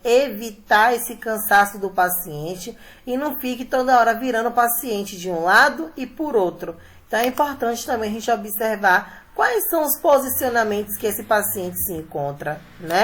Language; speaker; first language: Portuguese; native; Portuguese